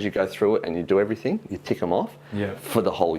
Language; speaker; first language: English; native; English